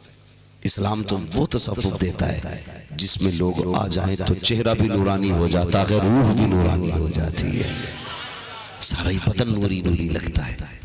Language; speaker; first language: Hindi; native; Hindi